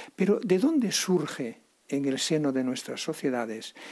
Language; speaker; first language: Spanish; native; Spanish